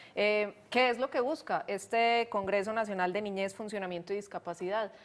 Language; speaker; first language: Spanish; native; Spanish